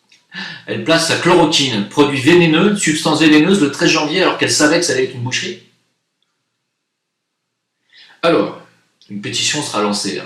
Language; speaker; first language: French; native; French